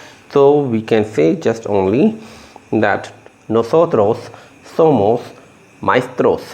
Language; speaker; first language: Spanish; non-native, learner; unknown